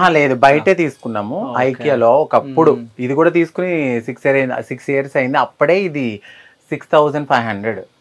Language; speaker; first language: Telugu; native; Telugu